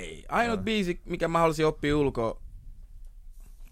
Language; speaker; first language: Finnish; early bilingual, other home language; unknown